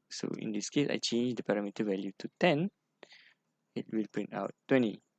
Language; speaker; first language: English; non-native, local second language; Malay